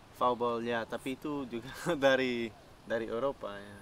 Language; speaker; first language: Indonesian; non-native, fluent; Dutch